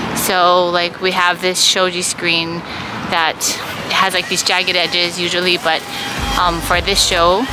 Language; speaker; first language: English; native; English